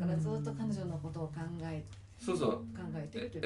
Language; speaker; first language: Japanese; native; Japanese